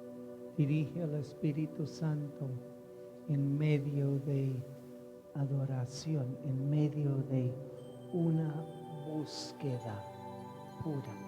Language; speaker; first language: Spanish; non-native, fluent; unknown